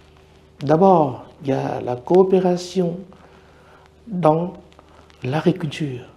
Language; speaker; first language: French; non-native, fluent; Vietnamese